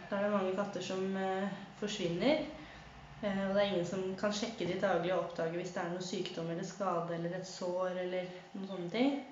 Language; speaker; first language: Norwegian; native; Norwegian